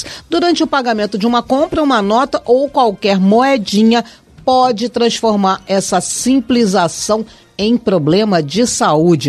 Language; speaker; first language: Portuguese; native; Portuguese